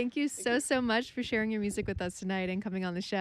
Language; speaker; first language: English; native; English